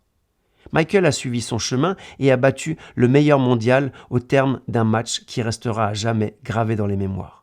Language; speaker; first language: French; native; French